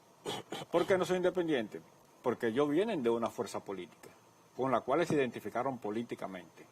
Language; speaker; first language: Spanish; native; Spanish